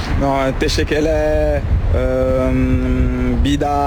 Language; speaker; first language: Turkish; non-native, learner; French